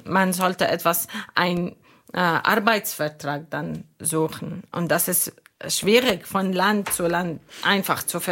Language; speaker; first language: German; non-native, fluent; Arabic